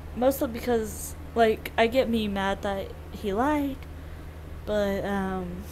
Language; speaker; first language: English; native; English